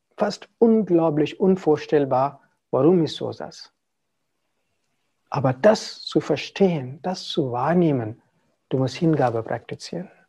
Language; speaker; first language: German; non-native, fluent; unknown